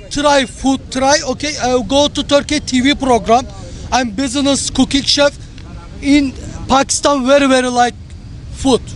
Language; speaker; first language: English; non-native, learner; Turkish